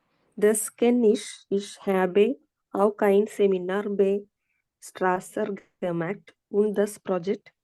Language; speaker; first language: German; non-native, learner; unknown